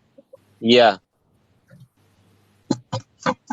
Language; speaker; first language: English; non-native, learner; Arabic